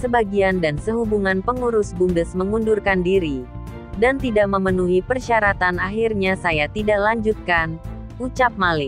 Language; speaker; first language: Indonesian; native; Indonesian